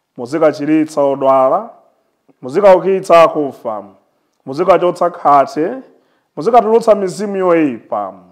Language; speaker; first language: Nyanja; native; Nyanja